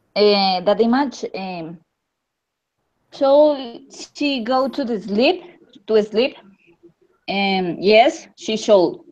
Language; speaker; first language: English; non-native, learner; Spanish